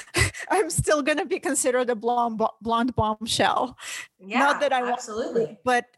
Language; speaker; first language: English; non-native, fluent; Russian